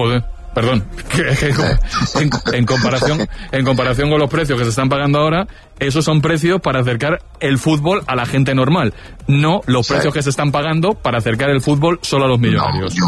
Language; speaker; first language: Spanish; native; Spanish